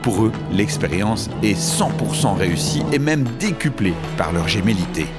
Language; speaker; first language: French; native; French